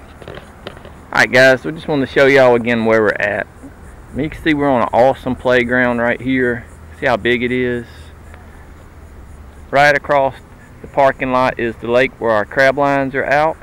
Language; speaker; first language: English; native; English